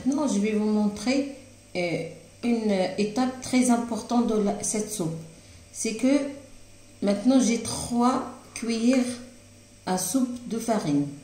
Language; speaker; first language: French; non-native, local second language; Arabic